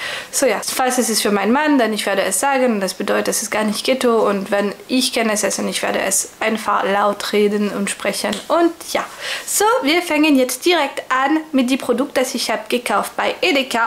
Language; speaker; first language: German; non-native, fluent; French